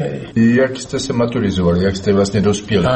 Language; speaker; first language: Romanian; non-native, fluent; Czech